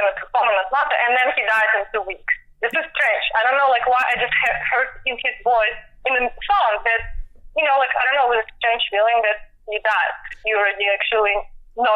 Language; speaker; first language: English; non-native, fluent; Russian